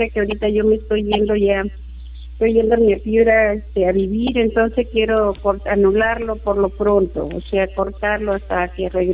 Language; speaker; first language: Spanish; native; Spanish